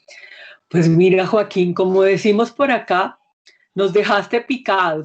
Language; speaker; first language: Spanish; native; Spanish